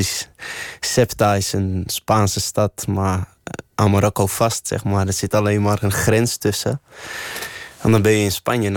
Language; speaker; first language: Dutch; early bilingual, other home language; Arabic